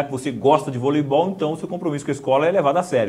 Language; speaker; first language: Portuguese; native; Portuguese